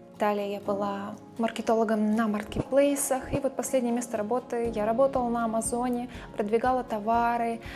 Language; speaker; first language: Russian; native; Russian